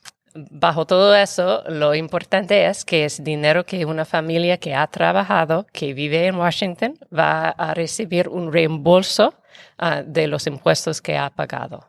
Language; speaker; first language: Spanish; non-native, fluent; English